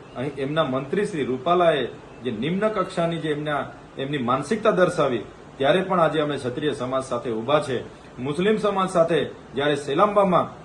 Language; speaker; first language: Gujarati; non-native, local second language; Vasavi